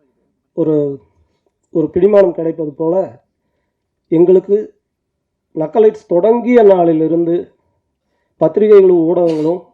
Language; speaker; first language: Tamil; native; Tamil